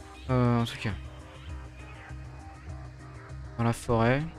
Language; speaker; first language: French; native; French